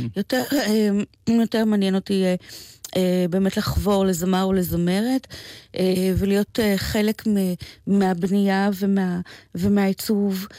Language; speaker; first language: Hebrew; native; Hebrew